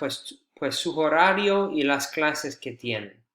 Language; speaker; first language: Spanish; non-native, fluent; English